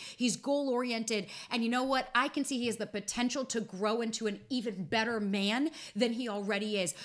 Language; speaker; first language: English; native; English